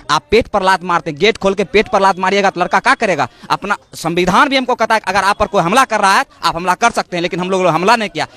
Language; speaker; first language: Hindi; native; Hindi